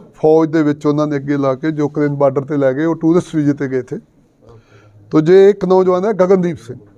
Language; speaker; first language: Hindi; non-native, local second language; Punjabi